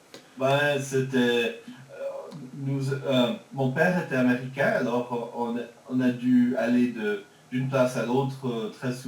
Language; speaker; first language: French; early bilingual, heritage; French